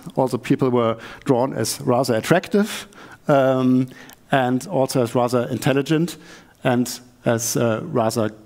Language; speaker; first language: English; non-native, fluent; German